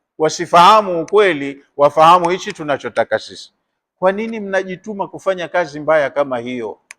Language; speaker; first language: Swahili; native; Swahili